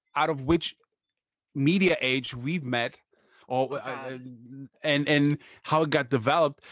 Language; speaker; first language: English; non-native, fluent; German